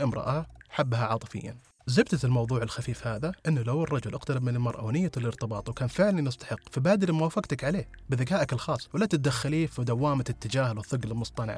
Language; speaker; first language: Arabic; native; Arabic